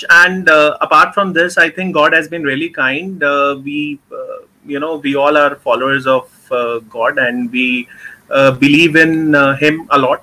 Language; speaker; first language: English; non-native, local second language; Hindi